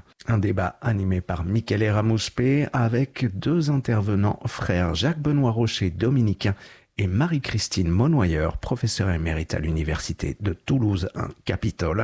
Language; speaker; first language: French; native; French